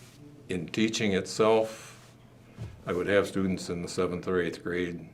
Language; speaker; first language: English; native; English